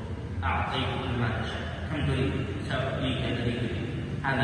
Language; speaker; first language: Arabic; non-native, fluent; Indonesian